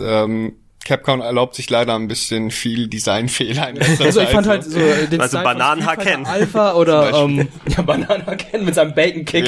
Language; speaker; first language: German; native; German